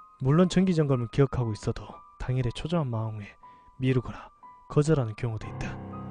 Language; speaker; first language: Korean; native; Korean